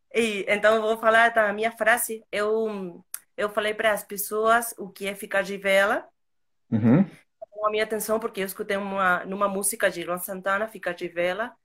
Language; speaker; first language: Portuguese; non-native, fluent; Spanish